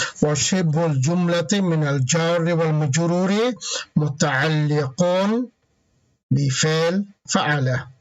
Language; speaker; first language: Arabic; non-native, fluent; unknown